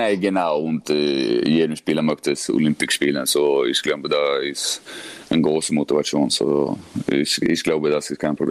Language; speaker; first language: German; non-native, learner; Swedish